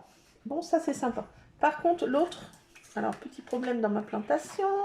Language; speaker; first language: French; native; French